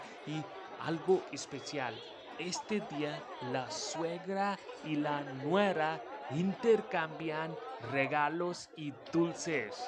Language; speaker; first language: Spanish; non-native, fluent; Hindi